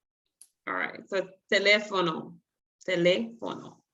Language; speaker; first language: Spanish; non-native, fluent; English